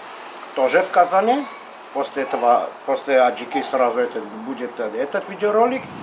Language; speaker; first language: Russian; non-native, fluent; Armenian